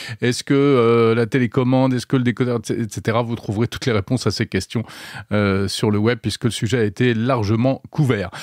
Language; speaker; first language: French; native; French